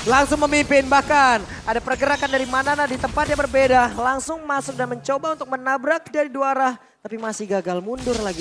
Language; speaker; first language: Indonesian; native; Indonesian